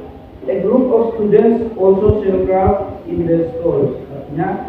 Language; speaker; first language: English; non-native, learner; Indonesian